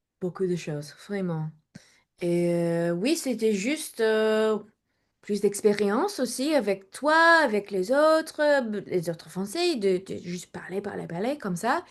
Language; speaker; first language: French; non-native, learner; English